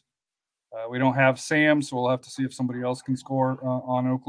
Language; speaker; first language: English; native; English